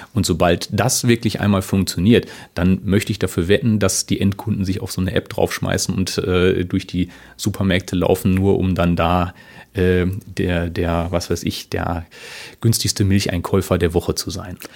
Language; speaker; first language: German; native; German